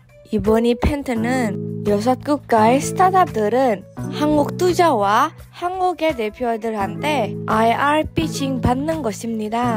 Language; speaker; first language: Korean; non-native, fluent; Indonesian